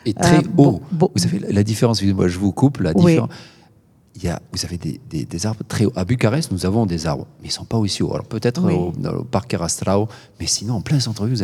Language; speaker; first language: French; native; French